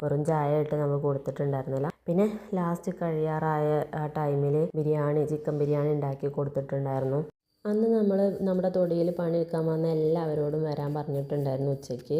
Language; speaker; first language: Malayalam; native; Malayalam